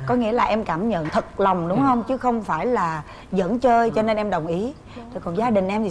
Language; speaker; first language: Vietnamese; native; Vietnamese